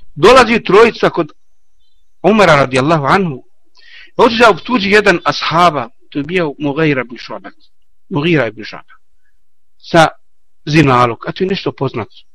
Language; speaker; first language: Bosnian; non-native, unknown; Arabic